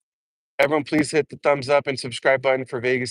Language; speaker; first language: English; native; English